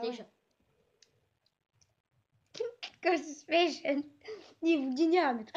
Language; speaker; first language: Bulgarian; native; Bulgarian